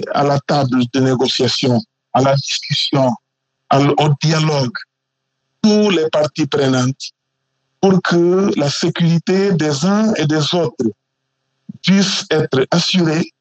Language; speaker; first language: French; non-native, fluent; Portuguese